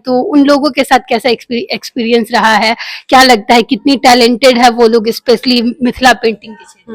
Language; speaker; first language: Hindi; native; Hindi